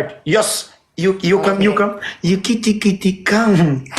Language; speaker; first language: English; non-native, learner; Pashto